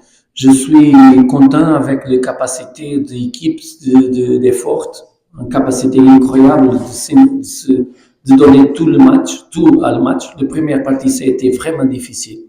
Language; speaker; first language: French; non-native, learner; Portuguese